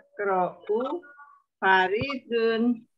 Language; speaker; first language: Arabic; non-native, learner; Indonesian